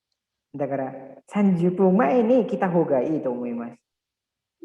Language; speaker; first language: Japanese; non-native, learner; Indonesian